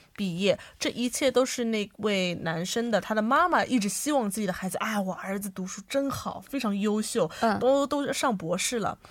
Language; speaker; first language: Chinese; native; Chinese